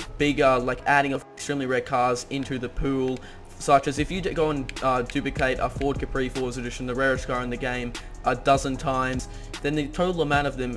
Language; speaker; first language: English; native; English